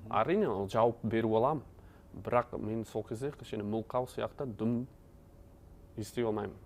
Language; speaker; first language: Kazakh; non-native, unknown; Dutch